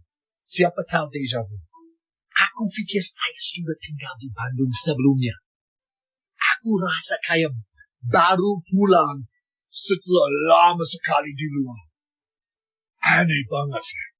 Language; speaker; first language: Indonesian; non-native, fluent; English